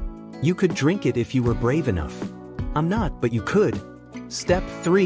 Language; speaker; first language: English; native; English